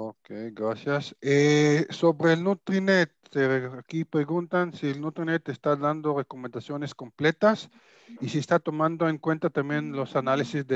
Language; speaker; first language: Spanish; non-native, fluent; Hebrew